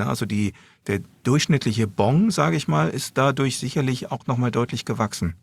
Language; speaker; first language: German; native; German